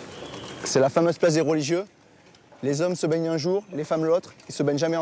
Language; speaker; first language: French; native; French